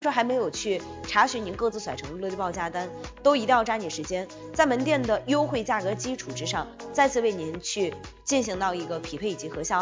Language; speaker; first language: Chinese; native; Chinese